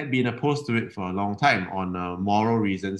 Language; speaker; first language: English; native; English